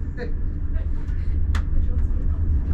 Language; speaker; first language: German; native; German